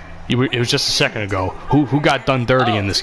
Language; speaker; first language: English; native; English